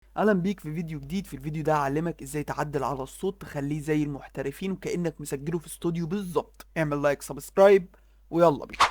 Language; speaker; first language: Arabic; native; Arabic